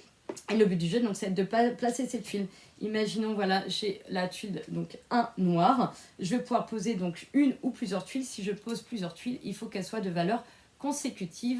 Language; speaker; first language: French; native; French